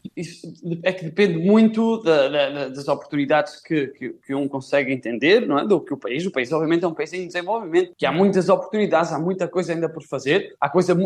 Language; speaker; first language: Portuguese; native; Portuguese